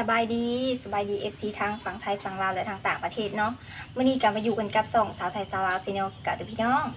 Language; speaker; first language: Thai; non-native, local second language; Lao